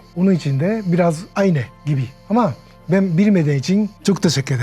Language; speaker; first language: Turkish; non-native, learner; Japanese